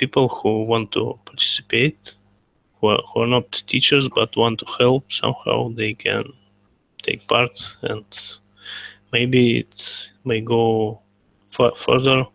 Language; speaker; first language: English; non-native, learner; Russian